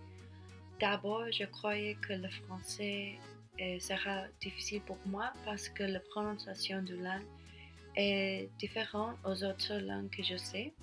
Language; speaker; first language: French; non-native, learner; Spanish